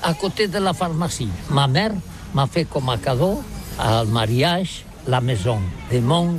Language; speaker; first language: French; non-native, learner; Catalan